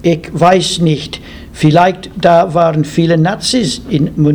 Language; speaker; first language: German; non-native, learner; English